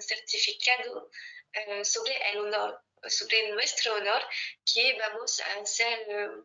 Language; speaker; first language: Spanish; non-native, fluent; French